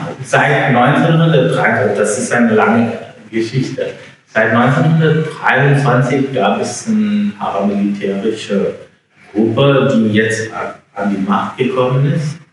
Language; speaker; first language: German; non-native, fluent; English